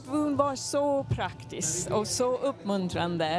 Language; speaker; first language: Swedish; non-native, fluent; English